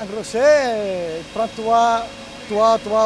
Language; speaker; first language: French; non-native, learner; Italian